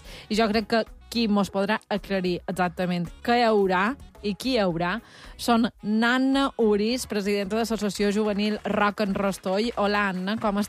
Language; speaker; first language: Catalan; native; Catalan